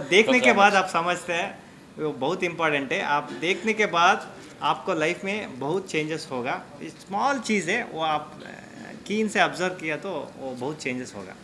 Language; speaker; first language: Hindi; non-native, local second language; Kannada